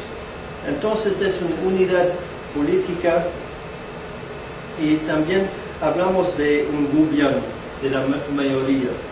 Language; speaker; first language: Spanish; non-native, fluent; English